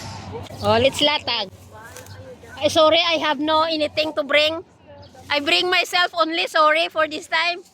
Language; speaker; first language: English; non-native, local second language; Filipino